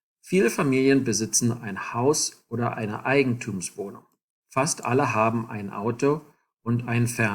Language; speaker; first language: German; non-native, fluent; English